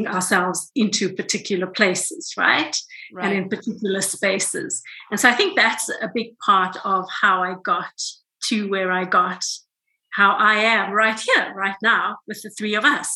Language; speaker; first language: English; native; English